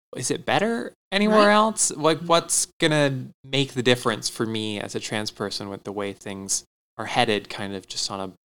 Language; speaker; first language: English; native; English